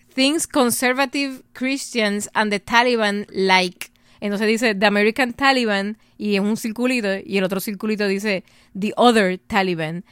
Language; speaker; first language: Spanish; native; Spanish